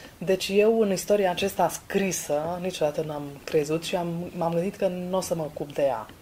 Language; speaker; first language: Romanian; non-native, local second language; Hungarian